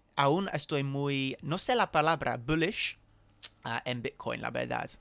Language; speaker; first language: Spanish; non-native, fluent; English